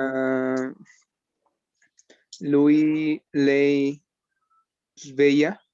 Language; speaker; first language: Italian; non-native, learner; Spanish